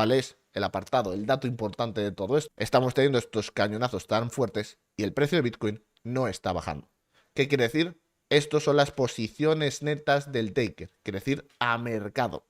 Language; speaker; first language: Spanish; native; Spanish